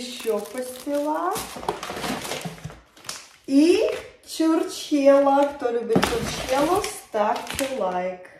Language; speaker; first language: Russian; native; Russian